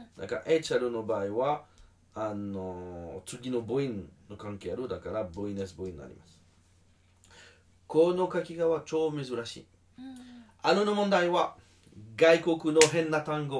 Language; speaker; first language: Japanese; non-native, learner; French